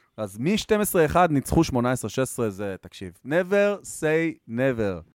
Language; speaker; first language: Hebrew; native; Hebrew